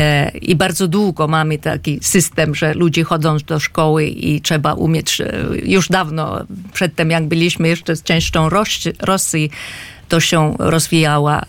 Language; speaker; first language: Polish; non-native, fluent; Finnish